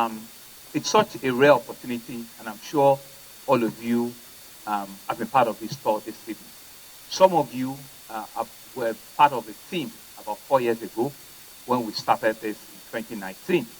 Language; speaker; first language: English; non-native, local second language; Yoruba